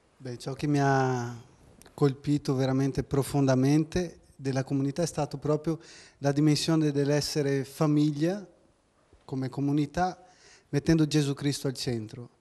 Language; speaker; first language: Italian; non-native, fluent; Portuguese